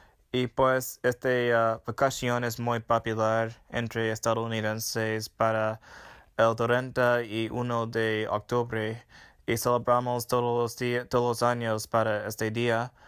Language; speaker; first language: Spanish; non-native, fluent; English